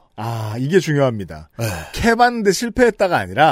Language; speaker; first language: Korean; native; Korean